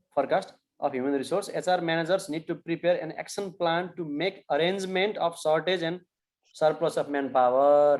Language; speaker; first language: English; non-native, local second language; Nepali